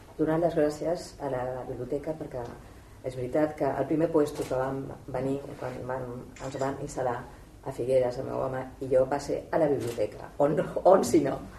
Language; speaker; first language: Catalan; non-native, local second language; Spanish